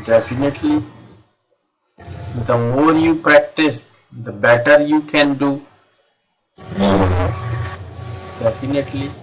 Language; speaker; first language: English; non-native, local second language; Hindi